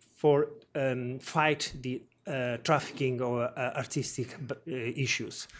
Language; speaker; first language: English; non-native, fluent; Italian